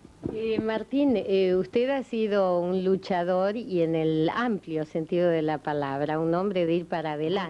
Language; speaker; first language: Spanish; native; Spanish